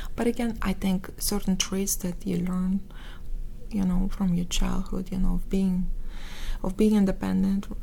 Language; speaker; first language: English; non-native, fluent; Russian